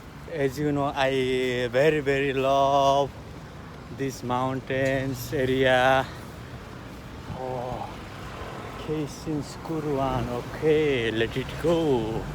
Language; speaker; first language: English; non-native, learner; Nepali